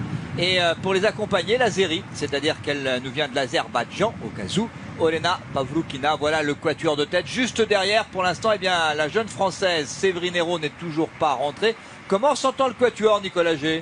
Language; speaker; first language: French; native; French